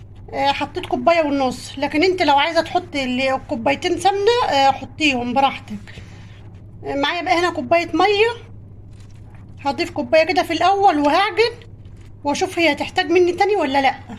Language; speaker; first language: Arabic; native; Arabic